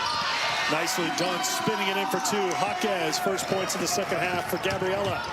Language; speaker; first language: English; native; English